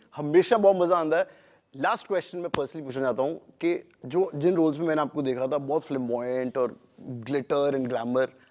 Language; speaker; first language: Hindi; non-native, local second language; Punjabi